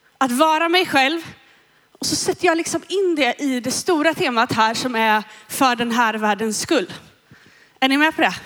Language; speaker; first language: Swedish; native; Swedish